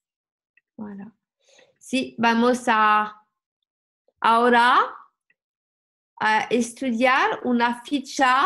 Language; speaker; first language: Spanish; non-native, learner; French